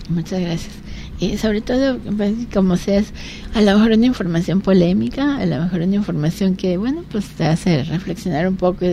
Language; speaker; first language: Spanish; native; Spanish